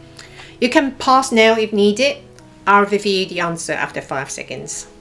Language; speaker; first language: English; non-native, fluent; Cantonese